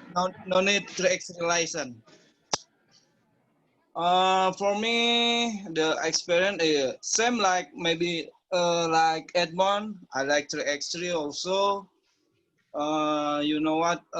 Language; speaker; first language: English; non-native, learner; Indonesian